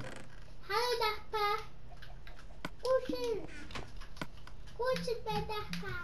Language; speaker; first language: German; non-native, learner; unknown